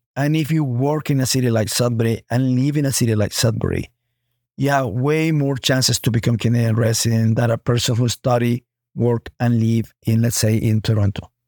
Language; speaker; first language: English; non-native, fluent; Spanish